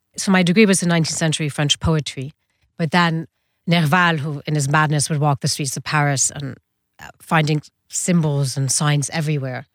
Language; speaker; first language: English; early bilingual, other home language; Dutch